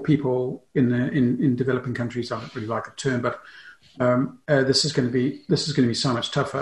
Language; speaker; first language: English; native; English